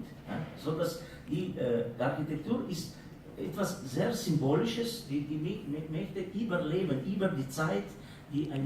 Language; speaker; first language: German; non-native, fluent; Slovenian